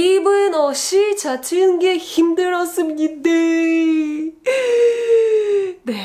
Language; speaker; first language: Korean; non-native, learner; Russian